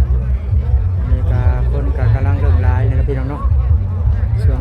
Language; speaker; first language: Thai; non-native, local second language; Lao